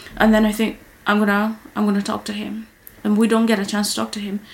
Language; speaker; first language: English; non-native, local second language; Kikuyu